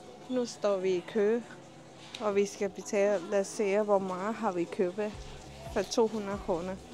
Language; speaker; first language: Danish; non-native, learner; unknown